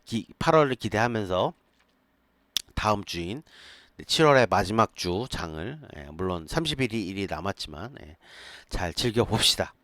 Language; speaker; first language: Korean; native; Korean